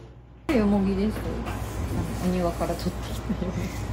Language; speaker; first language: Japanese; native; Japanese